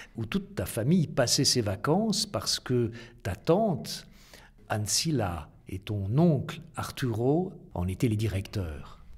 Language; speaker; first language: French; native; French